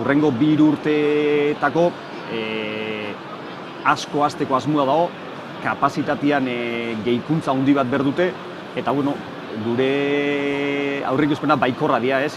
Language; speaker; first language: Basque; native; Basque